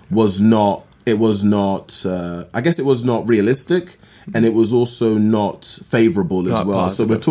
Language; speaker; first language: English; native; English